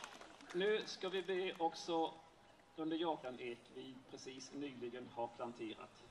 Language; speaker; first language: Swedish; native; Swedish